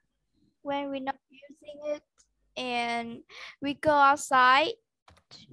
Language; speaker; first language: English; non-native, learner; Vietnamese